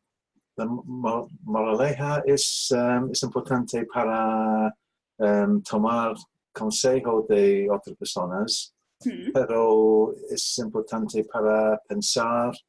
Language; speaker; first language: Spanish; non-native, learner; English